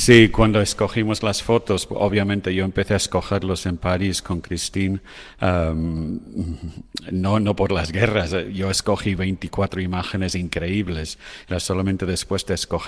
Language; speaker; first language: Spanish; non-native, fluent; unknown